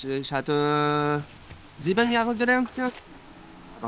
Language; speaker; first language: German; non-native, learner; French